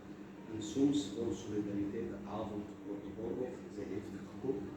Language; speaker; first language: Dutch; non-native, learner; Kurdish